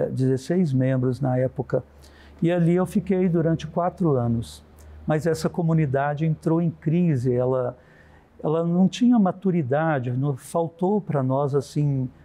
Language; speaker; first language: Portuguese; native; Portuguese